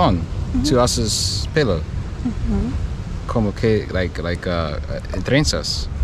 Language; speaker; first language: Spanish; non-native, learner; English